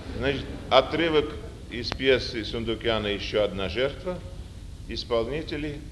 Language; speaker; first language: Russian; non-native, local second language; Armenian